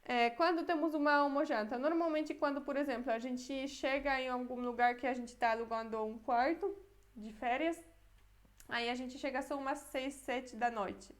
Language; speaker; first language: Portuguese; non-native, fluent; Polish